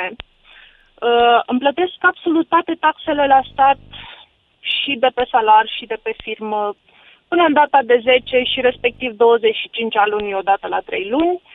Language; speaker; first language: Romanian; native; Romanian